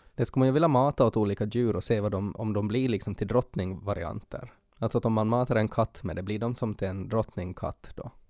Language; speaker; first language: Swedish; native; Swedish